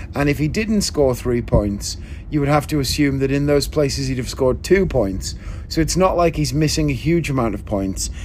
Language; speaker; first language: English; native; English